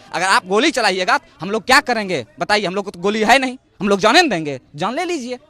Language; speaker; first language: Hindi; native; Hindi